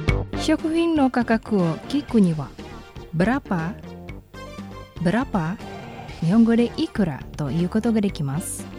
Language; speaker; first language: Japanese; non-native, fluent; Indonesian